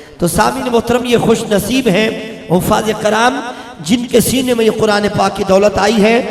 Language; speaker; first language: Urdu; non-native, local second language; Punjabi